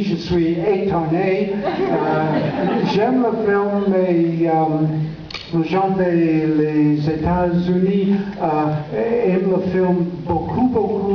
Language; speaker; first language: French; non-native, learner; English